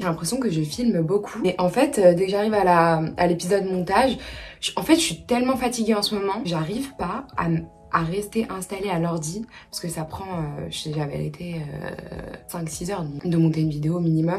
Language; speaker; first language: French; native; French